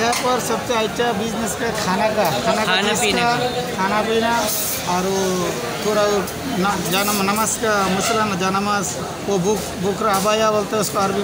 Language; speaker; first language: Hindi; non-native, learner; Bangla